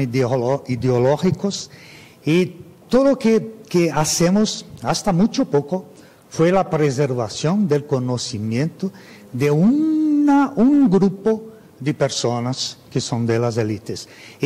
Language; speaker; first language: Spanish; non-native, fluent; Portuguese